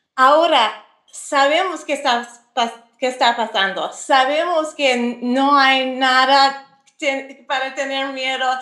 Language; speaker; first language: Spanish; non-native, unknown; English